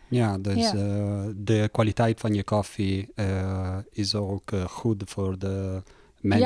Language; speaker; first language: Dutch; non-native, learner; Italian